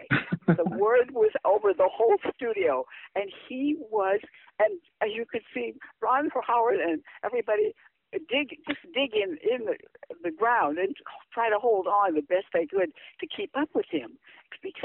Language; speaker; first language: English; native; English